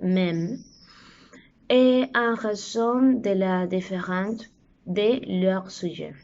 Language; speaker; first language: French; non-native, learner; Spanish